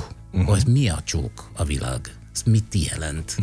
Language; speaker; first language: Hungarian; non-native, fluent; Italian